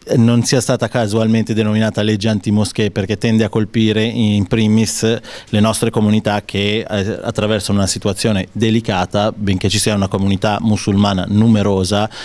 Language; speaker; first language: Italian; non-native, fluent; Urdu